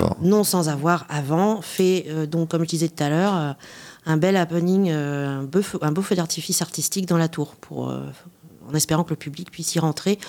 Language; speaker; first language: French; native; French